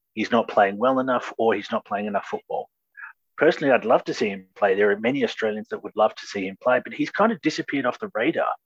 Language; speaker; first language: English; native; English